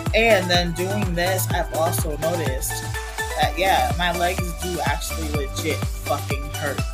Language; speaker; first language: English; non-native, fluent; Spanish